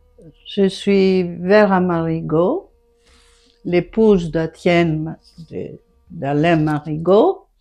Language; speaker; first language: French; non-native, fluent; Greek